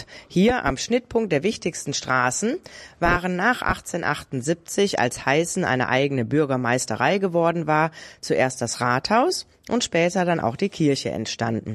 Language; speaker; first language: German; native; German